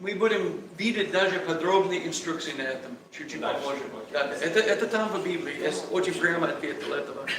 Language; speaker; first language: Russian; non-native, learner; English